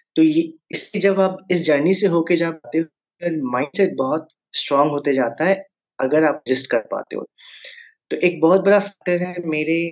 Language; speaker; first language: Hindi; native; Hindi